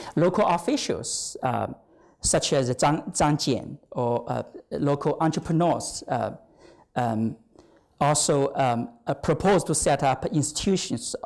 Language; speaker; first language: English; non-native, fluent; Chinese